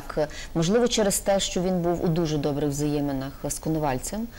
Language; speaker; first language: Ukrainian; native; Ukrainian